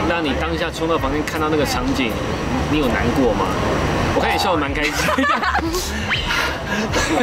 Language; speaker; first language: Chinese; native; Chinese